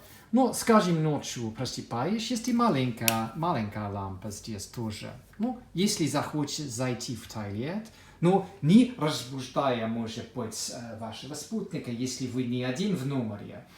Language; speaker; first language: Russian; non-native, fluent; English